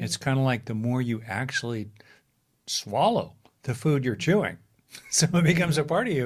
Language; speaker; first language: English; native; English